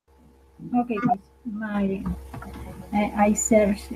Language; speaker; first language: English; non-native, learner; Spanish